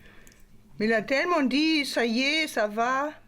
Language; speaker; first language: French; non-native, fluent; German